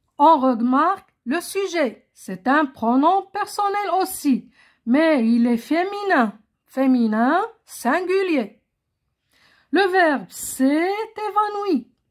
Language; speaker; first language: French; non-native, local second language; Arabic